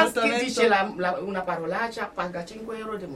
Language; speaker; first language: Italian; non-native, fluent; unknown